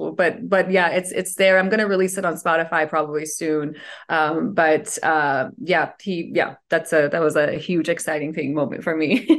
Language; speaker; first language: English; early bilingual, other home language; Persian